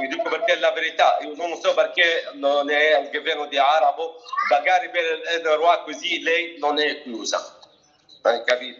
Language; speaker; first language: Italian; non-native, learner; Arabic